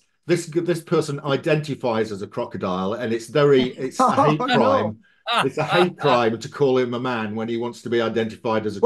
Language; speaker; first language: English; native; English